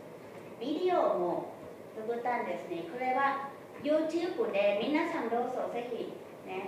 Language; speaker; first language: Japanese; non-native, fluent; Thai